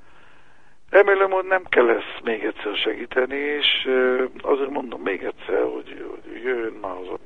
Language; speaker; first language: Hungarian; early bilingual, heritage; Hebrew